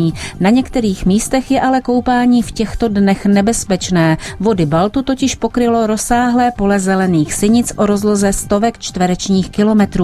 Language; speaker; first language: Czech; native; Czech